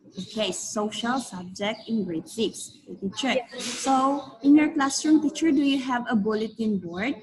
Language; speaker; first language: English; non-native, fluent; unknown